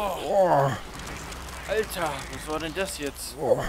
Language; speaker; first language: German; native; German